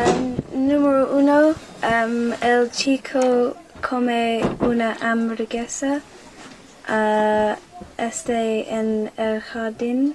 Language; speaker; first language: Spanish; non-native, learner; English